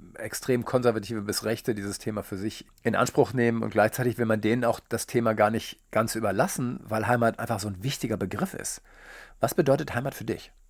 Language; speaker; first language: German; native; German